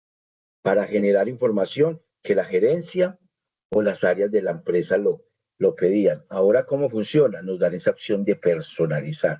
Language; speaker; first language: Spanish; native; Spanish